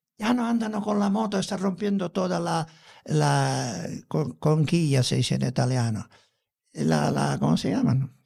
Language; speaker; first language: Spanish; non-native, fluent; Italian